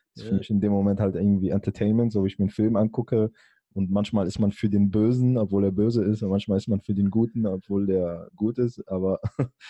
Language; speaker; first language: German; early bilingual, other home language; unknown